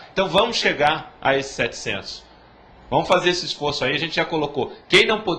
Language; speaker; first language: Portuguese; native; Portuguese